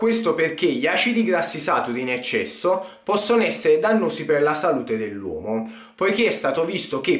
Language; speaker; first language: Italian; native; Italian